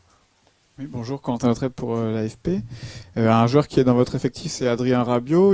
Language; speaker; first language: French; native; French